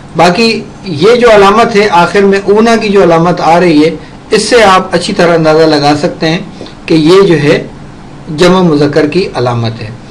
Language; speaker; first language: Urdu; native; Urdu